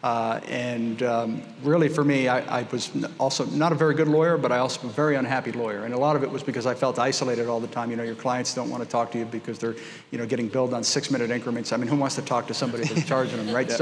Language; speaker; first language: English; native; English